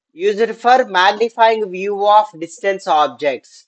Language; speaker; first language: English; non-native, local second language; Telugu